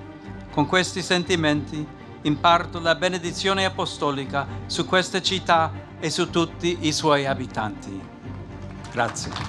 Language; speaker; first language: Italian; non-native, fluent; English